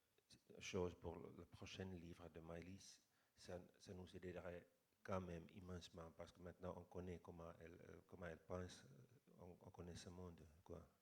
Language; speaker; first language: French; non-native, fluent; Finnish